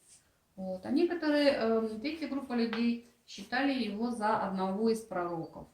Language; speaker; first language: Russian; native; Russian